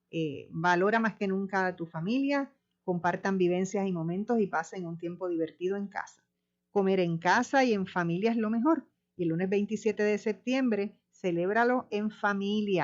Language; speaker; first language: Spanish; native; Spanish